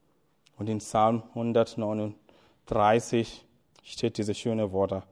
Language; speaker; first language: German; non-native, fluent; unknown